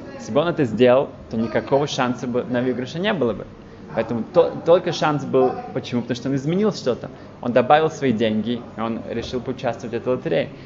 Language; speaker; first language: Russian; early bilingual, heritage; Russian